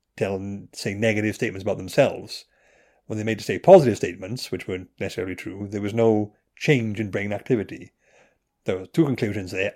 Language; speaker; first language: English; native; English